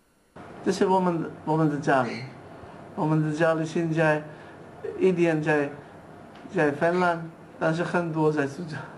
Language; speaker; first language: Chinese; non-native, learner; Persian